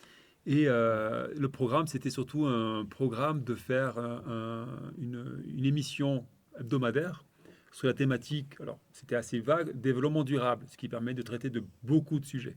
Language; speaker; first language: French; native; French